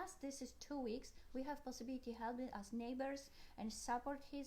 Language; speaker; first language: English; non-native, learner; Polish